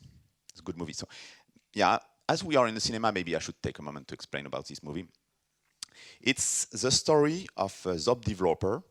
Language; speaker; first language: English; non-native, fluent; French